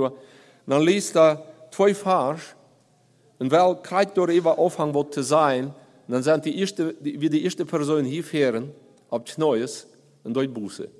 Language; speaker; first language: German; non-native, learner; Plautdietsch